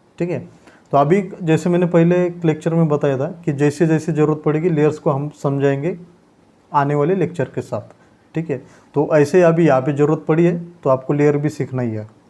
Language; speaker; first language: Hindi; non-native, local second language; Marathi